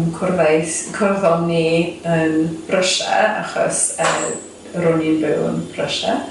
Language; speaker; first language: Welsh; non-native, learner; English